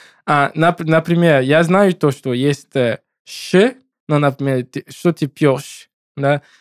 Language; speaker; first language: Russian; non-native, learner; English